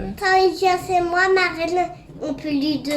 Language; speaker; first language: French; native; French